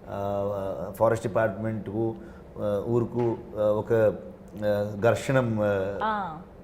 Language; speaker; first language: Telugu; non-native, learner; Kannada